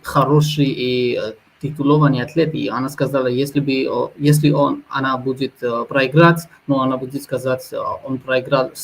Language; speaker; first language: Russian; non-native, learner; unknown